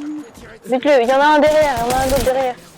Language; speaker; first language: French; native; French